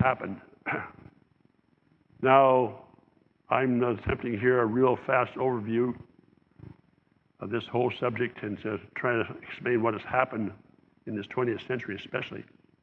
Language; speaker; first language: English; native; English